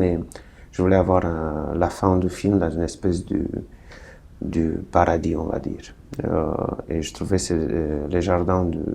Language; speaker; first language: French; non-native, fluent; Romanian